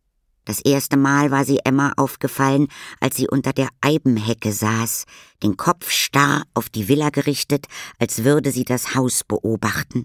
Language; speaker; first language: German; native; German